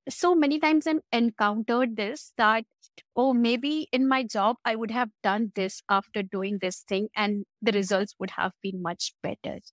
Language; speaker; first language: English; non-native, local second language; Hindi